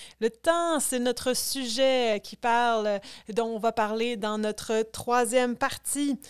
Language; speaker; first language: French; native; French